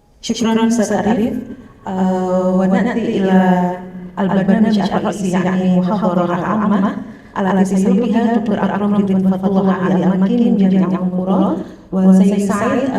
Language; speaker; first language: Arabic; non-native, fluent; Indonesian